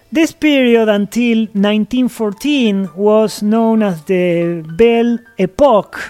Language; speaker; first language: English; non-native, fluent; Spanish